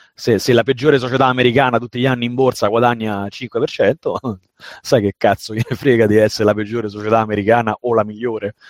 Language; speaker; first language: Italian; native; Italian